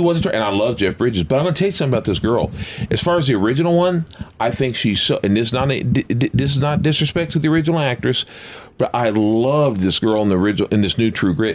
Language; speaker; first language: English; native; English